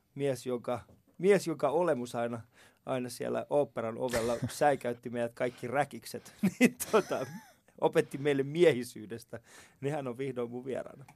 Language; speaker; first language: Finnish; non-native, fluent; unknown